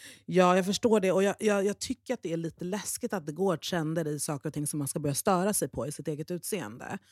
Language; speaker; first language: Swedish; native; Swedish